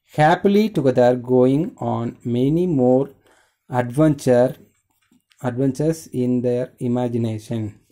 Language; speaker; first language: English; non-native, local second language; Tamil